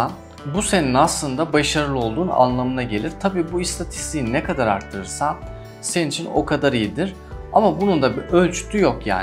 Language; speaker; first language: Turkish; native; Turkish